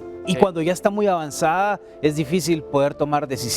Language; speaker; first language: Spanish; native; Spanish